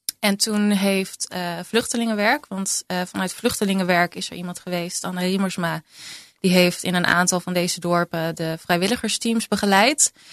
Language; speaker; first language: Dutch; native; Dutch